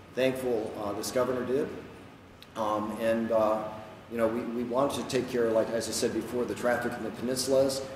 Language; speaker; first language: English; native; English